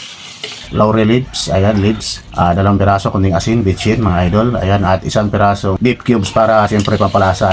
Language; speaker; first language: Filipino; native; Filipino